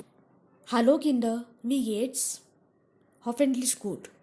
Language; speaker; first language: German; non-native, fluent; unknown